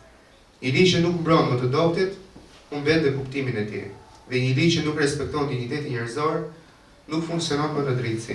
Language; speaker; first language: Albanian; native; Albanian